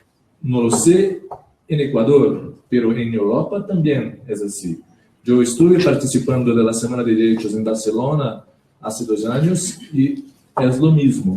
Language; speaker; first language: Spanish; non-native, learner; Portuguese